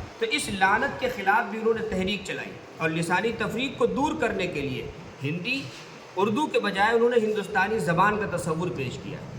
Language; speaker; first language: Urdu; native; Urdu